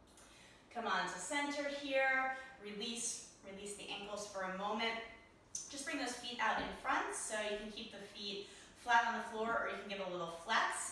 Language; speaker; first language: English; native; English